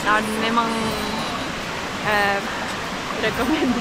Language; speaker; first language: Indonesian; non-native, fluent; English